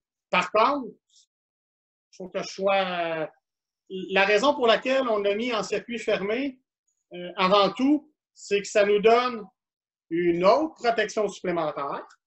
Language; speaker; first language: French; native; French